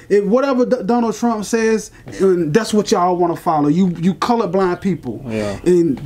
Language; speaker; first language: English; native; English